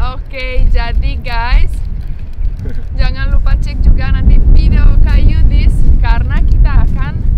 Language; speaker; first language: Indonesian; non-native, fluent; Romanian